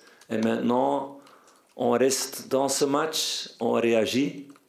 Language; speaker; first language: French; non-native, fluent; Dutch